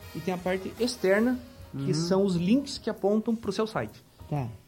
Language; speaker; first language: Portuguese; native; Portuguese